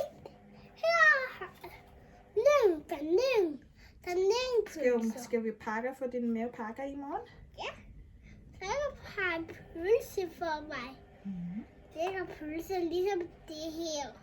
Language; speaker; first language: Danish; non-native, learner; Thai